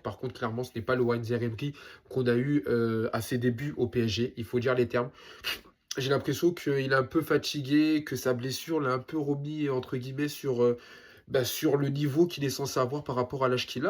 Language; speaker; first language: French; native; French